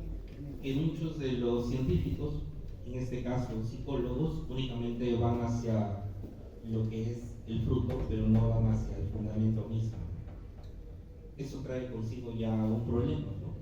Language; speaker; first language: Spanish; native; Spanish